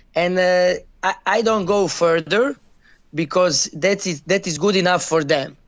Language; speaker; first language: English; non-native, learner; Croatian